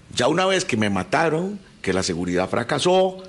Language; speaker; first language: Spanish; native; Spanish